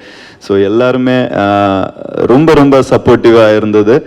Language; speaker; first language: Tamil; non-native, learner; Kannada